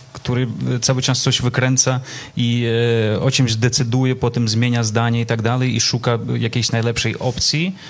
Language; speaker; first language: Polish; non-native, fluent; Ukrainian